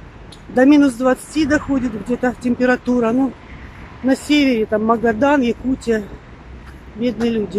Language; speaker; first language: Russian; native; Russian